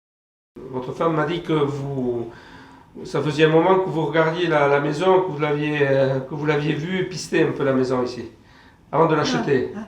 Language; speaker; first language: French; native; French